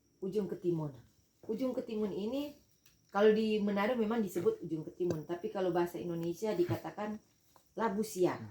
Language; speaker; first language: Indonesian; native; Indonesian